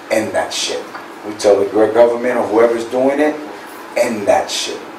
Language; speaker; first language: English; native; English